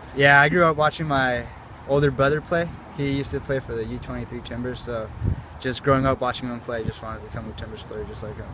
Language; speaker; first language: English; native; English